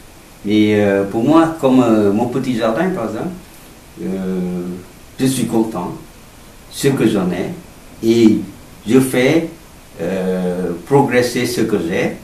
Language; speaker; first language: French; non-native, learner; Vietnamese